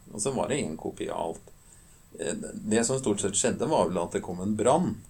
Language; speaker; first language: Norwegian; native; Norwegian